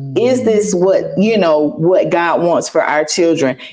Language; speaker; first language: English; native; English